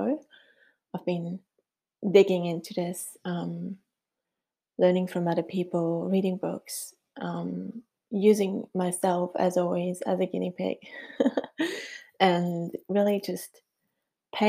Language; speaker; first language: English; non-native, fluent; Swiss German